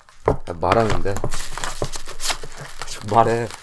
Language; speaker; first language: Korean; non-native, fluent; English